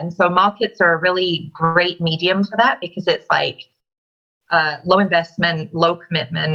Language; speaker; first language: English; native; English